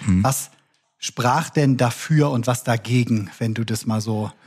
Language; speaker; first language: German; native; German